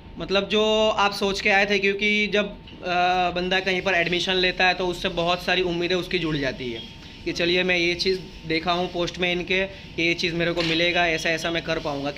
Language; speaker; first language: Hindi; native; Hindi